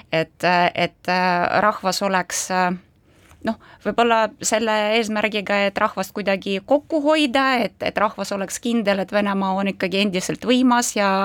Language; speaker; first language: Estonian; non-native, local second language; Russian